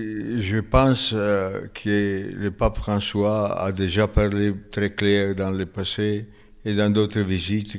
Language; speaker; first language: French; non-native, fluent; Italian